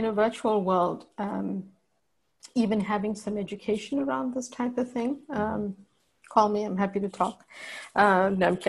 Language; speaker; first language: English; native; English